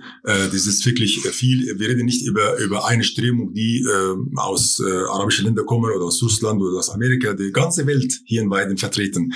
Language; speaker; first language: German; non-native, fluent; Arabic